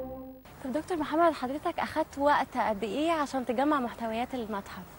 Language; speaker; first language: Arabic; native; Arabic